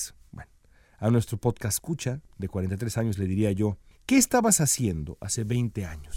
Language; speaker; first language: Spanish; native; Spanish